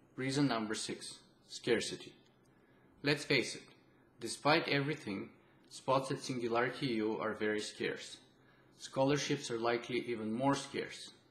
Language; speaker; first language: English; non-native, fluent; Bulgarian